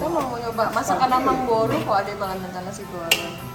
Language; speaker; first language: Indonesian; native; Indonesian